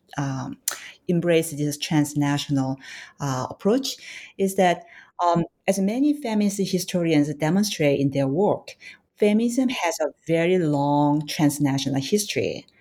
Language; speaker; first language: English; non-native, fluent; Korean